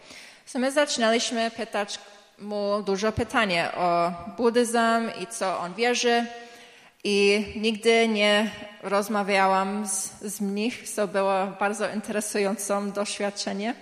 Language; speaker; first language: Polish; early bilingual, heritage; English